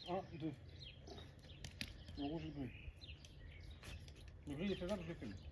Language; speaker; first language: French; native; French